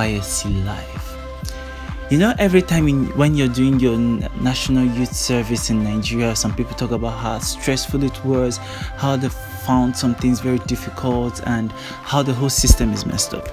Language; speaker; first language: English; non-native, local second language; Igbo